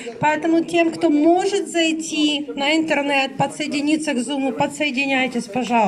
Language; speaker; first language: Russian; native; Russian